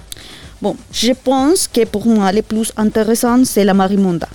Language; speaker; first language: French; non-native, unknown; Spanish